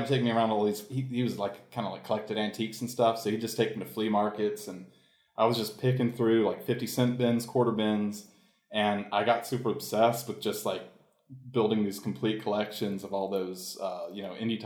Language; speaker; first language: English; native; English